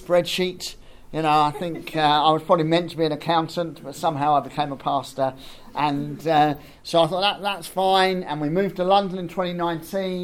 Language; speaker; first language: English; native; English